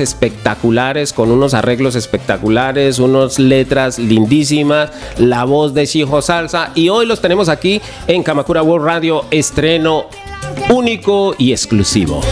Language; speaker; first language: Spanish; native; Spanish